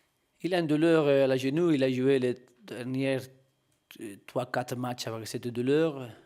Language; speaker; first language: French; non-native, learner; Spanish